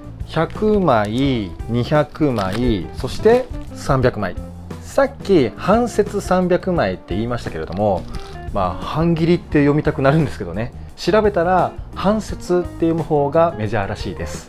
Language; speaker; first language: Japanese; native; Japanese